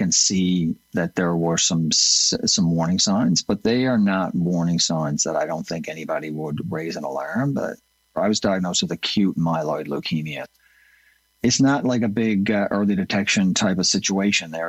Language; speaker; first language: English; native; English